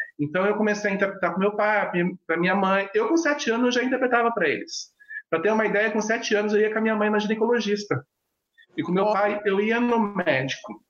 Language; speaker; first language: Portuguese; non-native, local second language; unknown